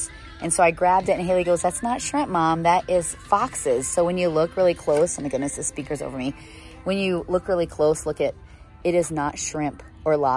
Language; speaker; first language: English; native; English